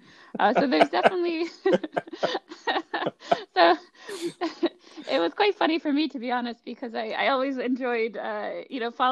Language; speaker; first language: English; native; English